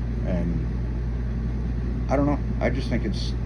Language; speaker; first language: English; native; English